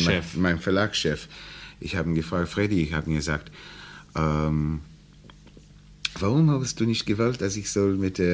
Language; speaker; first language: German; non-native, learner; English